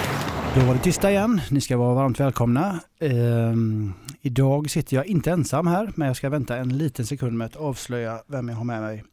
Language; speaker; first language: Swedish; native; Swedish